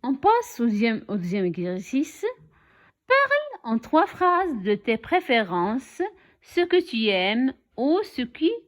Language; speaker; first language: French; non-native, local second language; Arabic